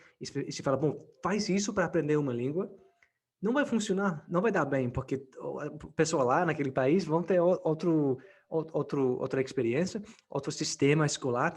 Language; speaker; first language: Portuguese; non-native, fluent; English